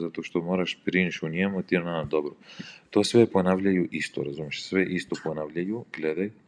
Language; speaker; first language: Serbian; non-native, learner; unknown